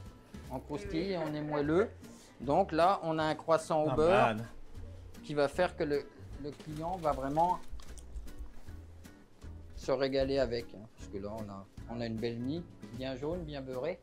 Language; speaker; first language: French; native; French